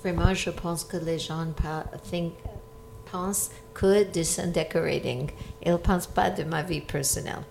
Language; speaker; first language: French; non-native, fluent; English